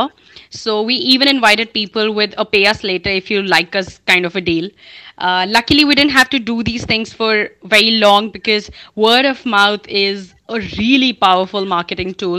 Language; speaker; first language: English; non-native, local second language; Hindi